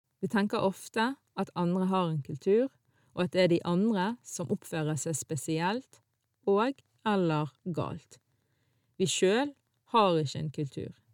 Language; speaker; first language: Norwegian; early bilingual, other home language; Arabic